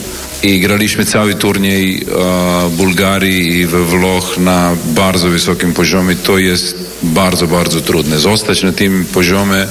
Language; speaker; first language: Polish; non-native, learner; Serbian